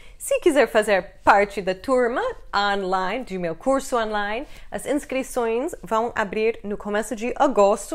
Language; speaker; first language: Portuguese; non-native, fluent; English